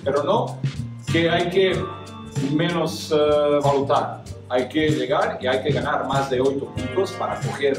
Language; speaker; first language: Spanish; non-native, fluent; Croatian